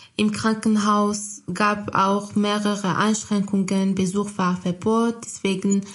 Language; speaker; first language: German; non-native, fluent; Arabic